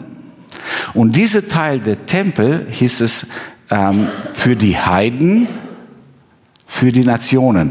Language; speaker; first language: German; non-native, fluent; Albanian